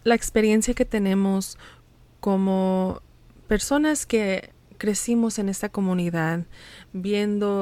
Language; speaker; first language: Spanish; early bilingual, heritage; Spanish